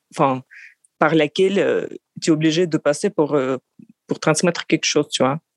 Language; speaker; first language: French; non-native, fluent; Russian